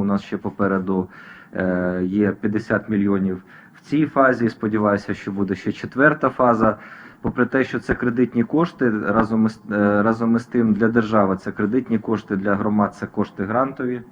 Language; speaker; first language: Ukrainian; native; Ukrainian